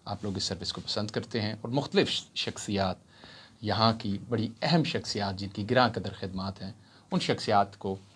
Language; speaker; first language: Urdu; non-native, local second language; Punjabi